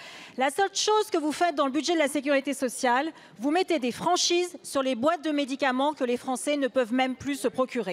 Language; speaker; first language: French; native; French